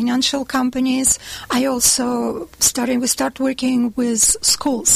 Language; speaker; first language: English; non-native, fluent; Russian